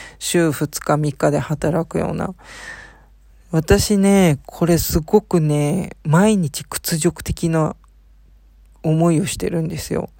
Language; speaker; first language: Japanese; early bilingual, heritage; Japanese